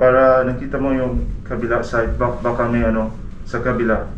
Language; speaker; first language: Filipino; non-native, learner; Arabic